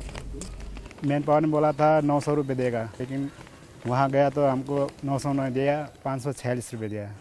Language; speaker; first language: Hindi; non-native, learner; Nepali